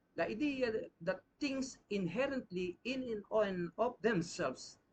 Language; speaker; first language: English; non-native, local second language; Filipino